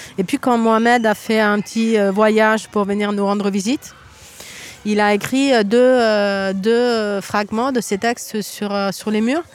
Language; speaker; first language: French; native; French